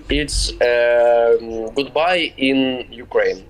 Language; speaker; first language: English; non-native, learner; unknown